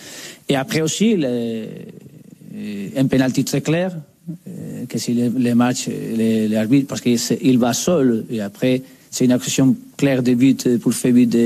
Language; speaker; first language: French; non-native, learner; Spanish